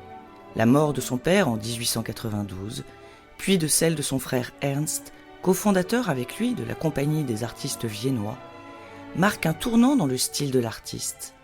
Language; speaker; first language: French; native; French